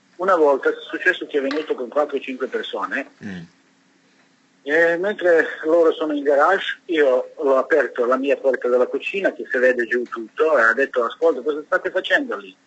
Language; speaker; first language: Italian; non-native, learner; Serbian